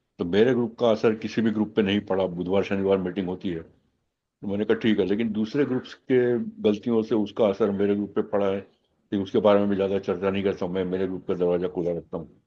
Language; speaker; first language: Hindi; non-native, local second language; Gujarati